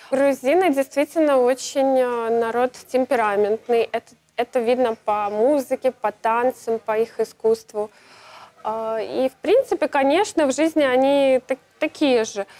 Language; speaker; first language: Russian; native; Russian